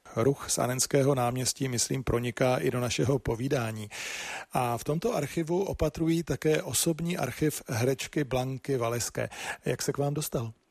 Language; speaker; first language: Czech; native; Czech